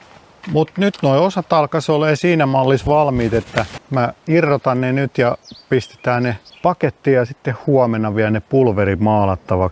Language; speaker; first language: Finnish; native; Finnish